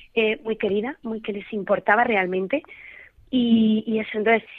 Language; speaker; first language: Spanish; native; Spanish